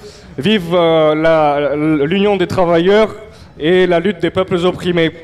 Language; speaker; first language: French; native; French